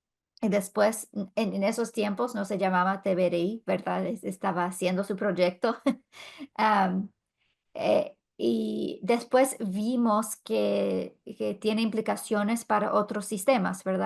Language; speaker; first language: Spanish; non-native, fluent; English